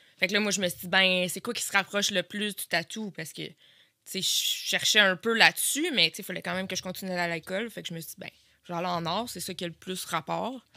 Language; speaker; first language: French; native; French